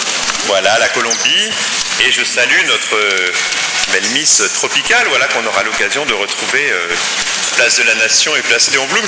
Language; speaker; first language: French; native; French